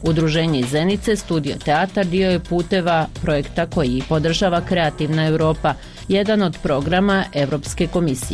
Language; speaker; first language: Croatian; native; Croatian